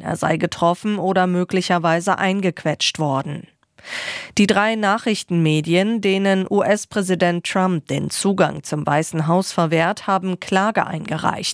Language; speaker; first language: German; native; German